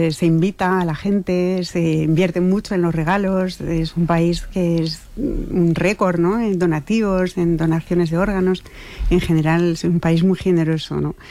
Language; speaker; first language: Spanish; non-native, fluent; French